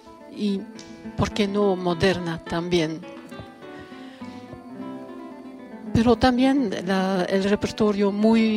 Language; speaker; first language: Spanish; non-native, learner; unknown